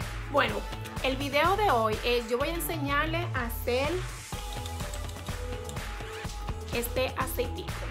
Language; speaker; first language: Spanish; early bilingual, heritage; Spanish